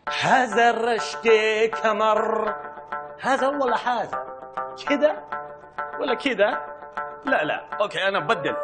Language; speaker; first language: Arabic; non-native, learner; Hindi